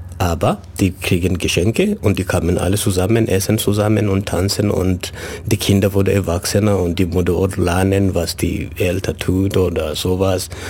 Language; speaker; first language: German; non-native, fluent; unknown